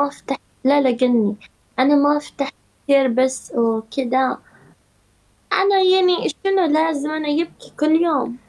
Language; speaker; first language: Arabic; non-native, learner; Turkish